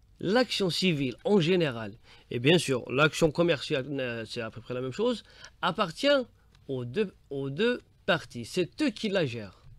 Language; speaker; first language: French; non-native, local second language; Arabic